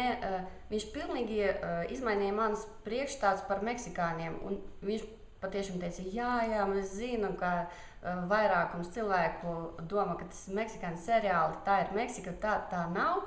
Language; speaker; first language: Latvian; non-native, local second language; Russian